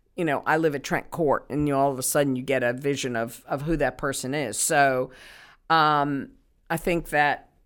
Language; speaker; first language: English; native; English